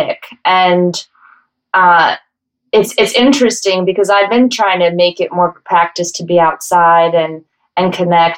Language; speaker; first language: English; native; English